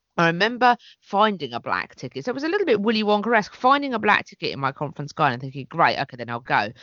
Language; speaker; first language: English; native; English